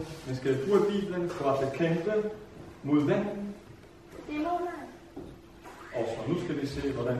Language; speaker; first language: Danish; non-native, fluent; Vietnamese